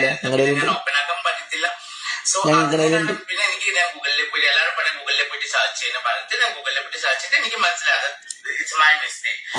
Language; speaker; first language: Malayalam; non-native, fluent; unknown